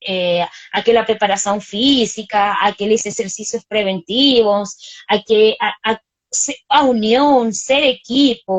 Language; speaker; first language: Portuguese; non-native, fluent; Spanish